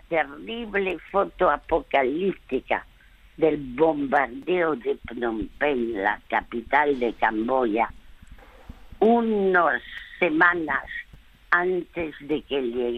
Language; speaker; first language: Spanish; early bilingual, other home language; French